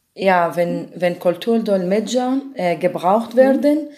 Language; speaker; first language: German; non-native, learner; Arabic